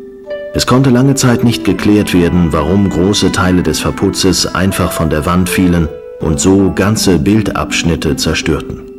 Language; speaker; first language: German; native; German